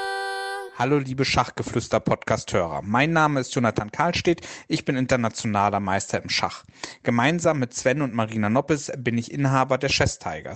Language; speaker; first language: German; native; German